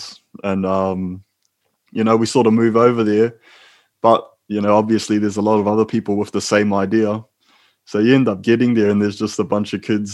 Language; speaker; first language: English; native; English